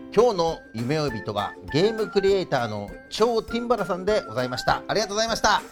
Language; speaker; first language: Japanese; native; Japanese